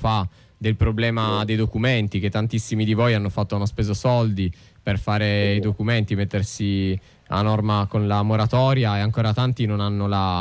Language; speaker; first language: Italian; native; Italian